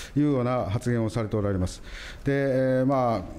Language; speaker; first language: Japanese; native; Japanese